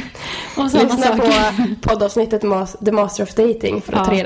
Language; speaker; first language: Swedish; native; Swedish